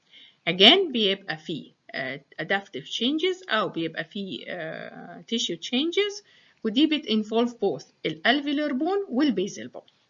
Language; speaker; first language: Arabic; native; Arabic